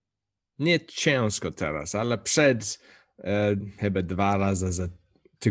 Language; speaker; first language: Polish; non-native, learner; English